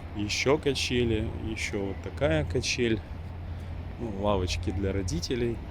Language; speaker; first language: Ukrainian; non-native, local second language; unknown